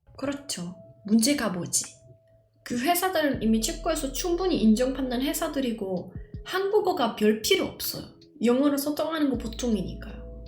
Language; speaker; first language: Korean; non-native, fluent; Czech